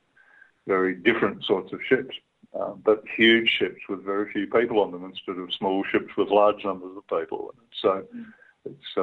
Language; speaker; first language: English; native; English